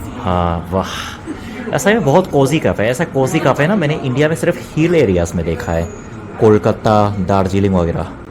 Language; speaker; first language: Hindi; native; Hindi